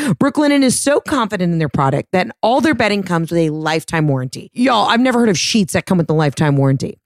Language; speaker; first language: English; native; English